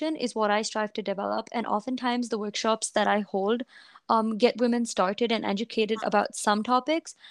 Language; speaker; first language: English; non-native, local second language; Hindi